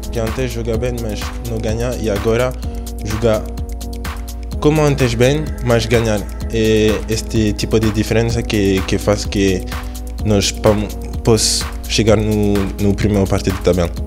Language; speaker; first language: Portuguese; early bilingual, heritage; French